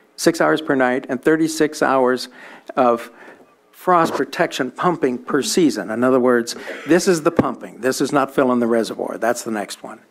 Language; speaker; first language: English; native; English